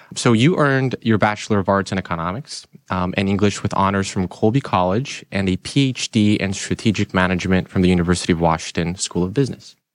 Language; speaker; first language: English; non-native, fluent; Portuguese